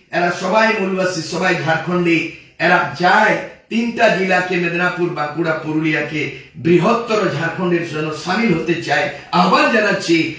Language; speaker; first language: Bangla; non-native, local second language; Santali